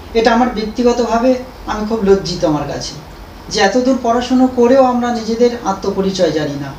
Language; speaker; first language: Bangla; native; Bangla